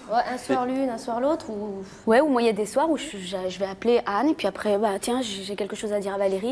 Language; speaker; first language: French; native; French